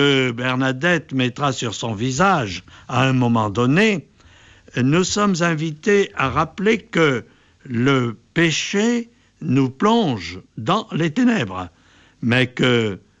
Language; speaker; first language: French; native; French